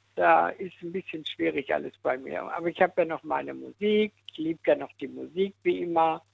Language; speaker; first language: German; native; German